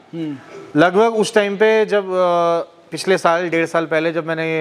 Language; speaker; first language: Hindi; native; Hindi